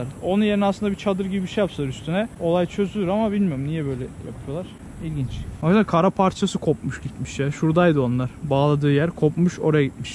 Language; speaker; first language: Turkish; native; Turkish